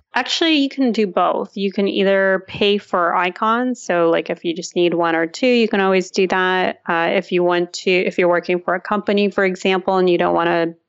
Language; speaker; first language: English; early bilingual, other home language; Russian